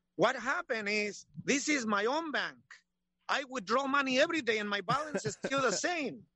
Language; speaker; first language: English; non-native, learner; Spanish